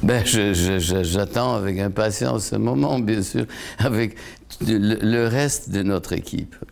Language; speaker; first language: French; non-native, fluent; Polish